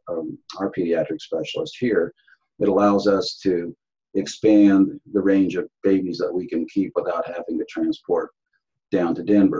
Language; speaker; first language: English; native; English